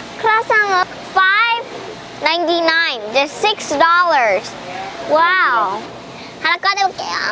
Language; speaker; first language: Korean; early bilingual, heritage; Korean